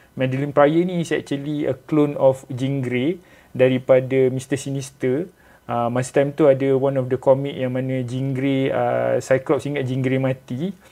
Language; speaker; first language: Malay; native; Malay